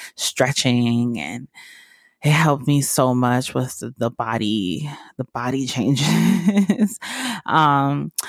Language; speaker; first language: English; native; English